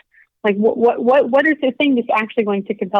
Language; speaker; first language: English; native; English